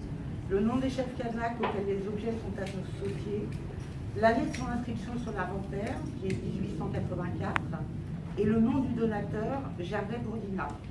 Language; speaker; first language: French; native; French